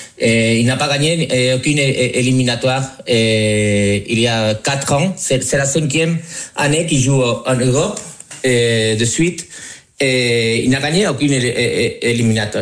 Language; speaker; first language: French; non-native, learner; Spanish